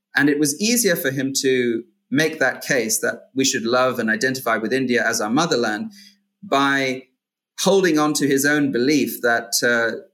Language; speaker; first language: English; native; English